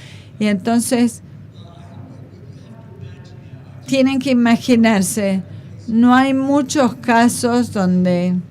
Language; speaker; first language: Spanish; non-native, fluent; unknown